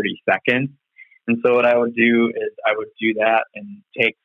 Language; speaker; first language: English; native; English